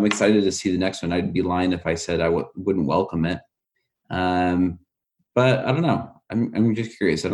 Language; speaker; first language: English; native; English